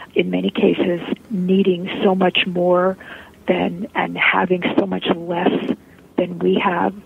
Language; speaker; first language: English; early bilingual, heritage; Polish